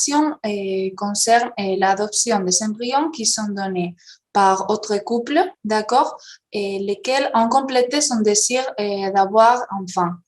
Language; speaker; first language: French; non-native, fluent; Spanish